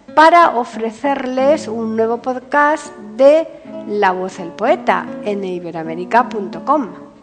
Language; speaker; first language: Spanish; native; Spanish